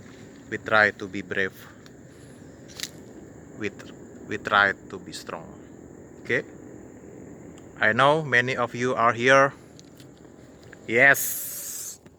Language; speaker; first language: English; non-native, learner; Indonesian